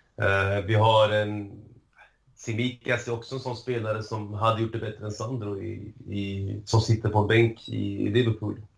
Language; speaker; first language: Swedish; early bilingual, other home language; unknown